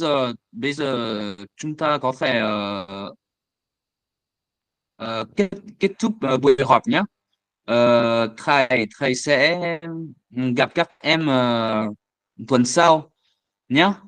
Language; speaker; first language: Vietnamese; non-native, learner; French